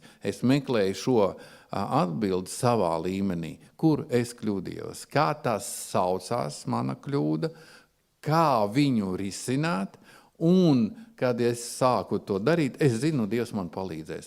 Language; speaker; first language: Latvian; non-native, local second language; Russian